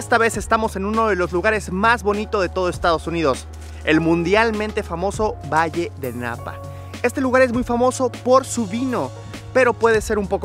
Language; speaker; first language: Spanish; native; Spanish